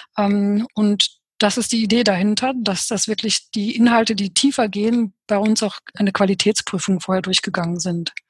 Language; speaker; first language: German; early bilingual, other home language; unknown